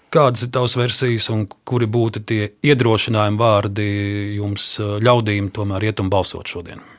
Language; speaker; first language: Latvian; native; Latvian